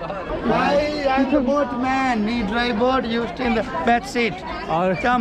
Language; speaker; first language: English; non-native, learner; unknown